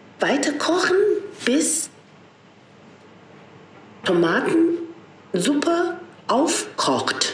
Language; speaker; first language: German; non-native, fluent; Chinese